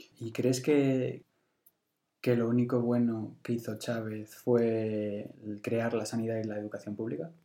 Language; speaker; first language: Spanish; native; Spanish